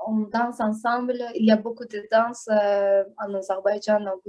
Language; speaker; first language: French; non-native, learner; Azerbaijani